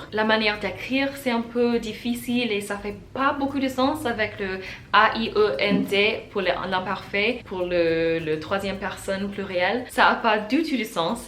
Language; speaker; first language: French; non-native, learner; English